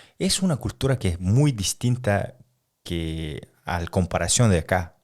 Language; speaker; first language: Spanish; non-native, fluent; Mongolian